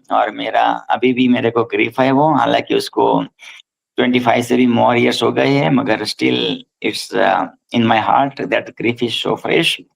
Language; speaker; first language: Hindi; non-native, local second language; Gujarati